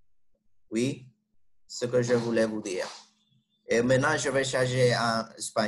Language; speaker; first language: French; non-native, fluent; Spanish